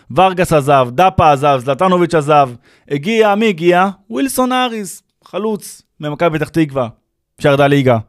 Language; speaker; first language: Hebrew; native; Hebrew